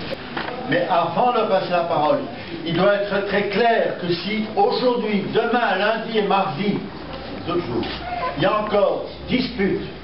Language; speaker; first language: French; native; French